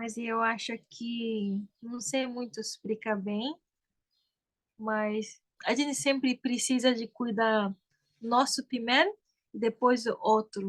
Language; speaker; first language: Portuguese; early bilingual, heritage; Portuguese